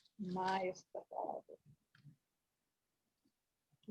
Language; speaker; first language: Arabic; non-native, learner; Divehi